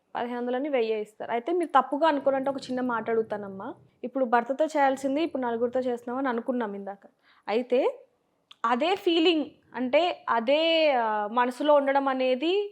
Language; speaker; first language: Telugu; native; Telugu